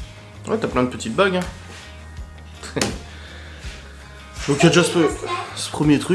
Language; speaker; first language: French; native; French